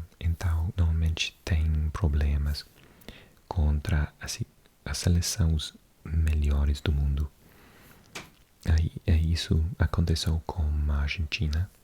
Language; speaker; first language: Portuguese; non-native, learner; English